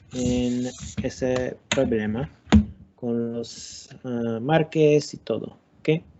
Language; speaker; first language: Spanish; non-native, learner; English